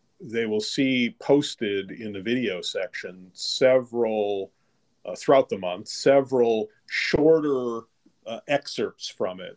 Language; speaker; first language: English; native; English